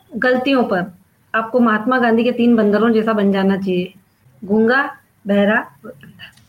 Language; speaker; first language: Hindi; non-native, local second language; Sindhi